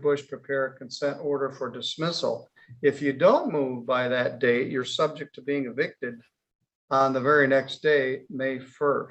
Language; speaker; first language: English; native; English